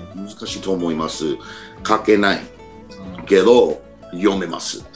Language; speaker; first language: Japanese; non-native, learner; English